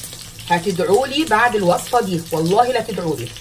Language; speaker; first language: Arabic; native; Arabic